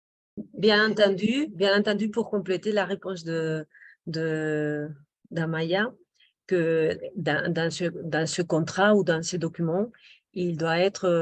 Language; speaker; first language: French; non-native, local second language; Spanish